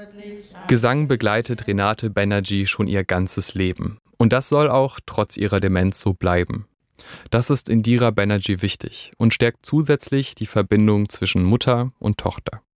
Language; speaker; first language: German; native; German